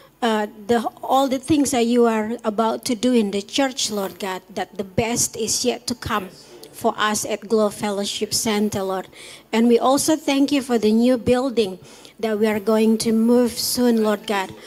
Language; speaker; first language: English; non-native, fluent; Indonesian